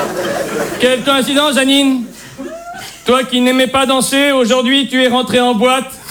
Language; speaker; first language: French; native; French